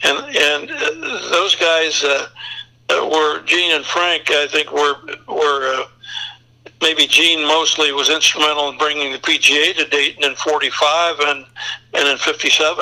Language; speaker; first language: English; native; English